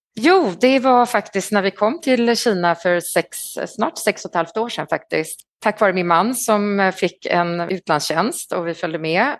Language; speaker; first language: Swedish; native; Swedish